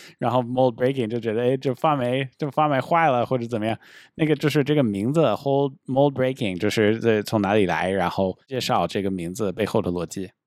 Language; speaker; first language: Chinese; non-native, fluent; English